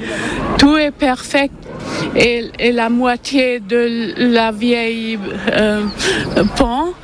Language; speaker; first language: French; non-native, learner; German